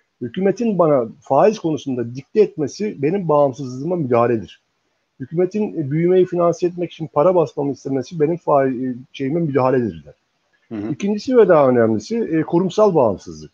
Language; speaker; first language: Turkish; native; Turkish